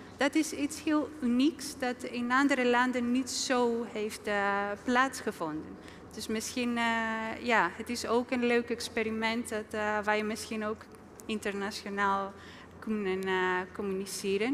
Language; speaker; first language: Dutch; non-native, fluent; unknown